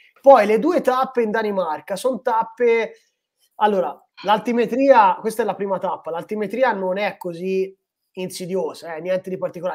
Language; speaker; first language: Italian; native; Italian